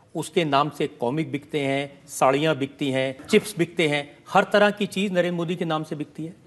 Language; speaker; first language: Hindi; native; Hindi